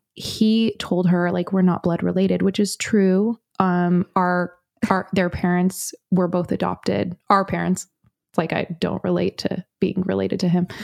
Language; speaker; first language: English; native; English